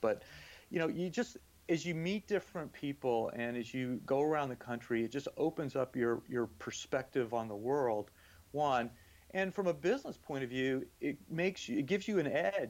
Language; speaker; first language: English; native; English